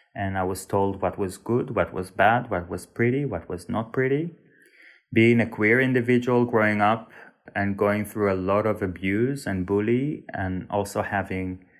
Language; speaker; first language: English; non-native, fluent; Hebrew